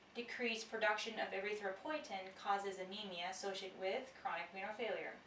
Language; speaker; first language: English; non-native, fluent; Japanese